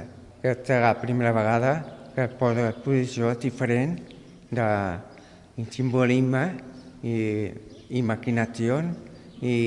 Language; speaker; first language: Catalan; non-native, learner; Spanish